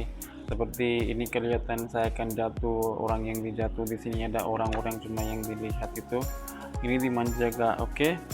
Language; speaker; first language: Indonesian; non-native, learner; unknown